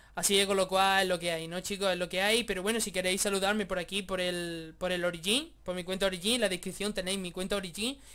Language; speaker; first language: Spanish; native; Spanish